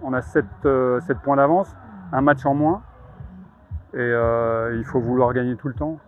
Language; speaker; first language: French; native; French